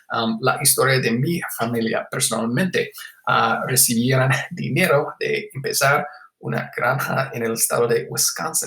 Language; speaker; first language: Spanish; non-native, fluent; English